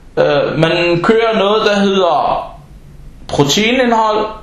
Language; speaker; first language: Danish; non-native, fluent; Arabic